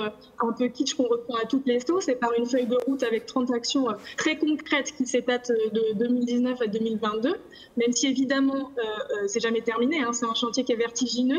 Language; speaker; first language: French; native; French